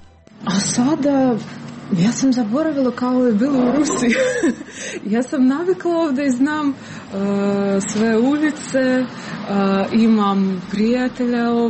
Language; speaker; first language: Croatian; non-native, fluent; Russian